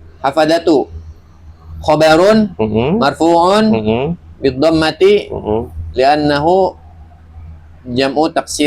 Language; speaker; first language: Arabic; non-native, learner; Indonesian